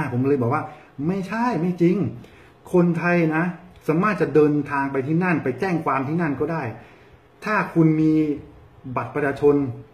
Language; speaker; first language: Thai; early bilingual, heritage; Thai